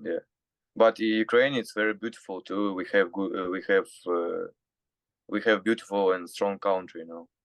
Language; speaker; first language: English; non-native, learner; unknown